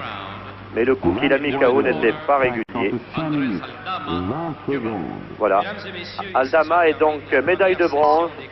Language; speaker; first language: French; native; French